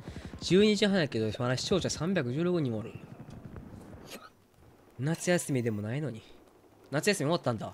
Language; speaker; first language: Japanese; native; Japanese